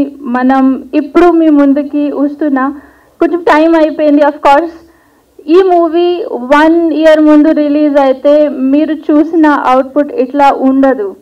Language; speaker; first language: Telugu; non-native, local second language; Hindi